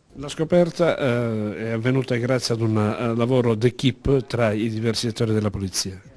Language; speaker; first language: Italian; native; Italian